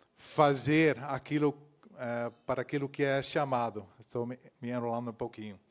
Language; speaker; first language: Portuguese; non-native, fluent; Dutch